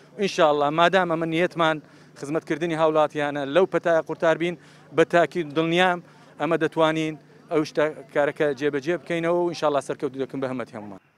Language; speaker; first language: Central Kurdish; non-native, local second language; Syriac